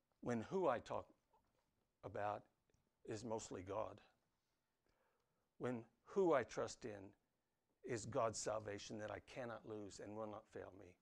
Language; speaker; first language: English; native; English